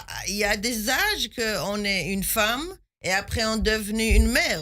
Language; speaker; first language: French; non-native, fluent; Hebrew